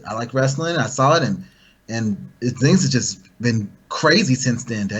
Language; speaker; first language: English; native; English